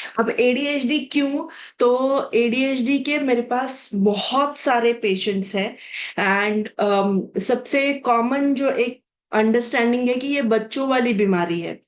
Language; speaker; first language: Hindi; non-native, local second language; Marathi